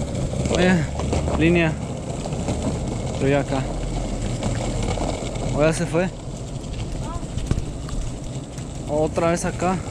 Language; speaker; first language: Spanish; early bilingual, heritage; Spanish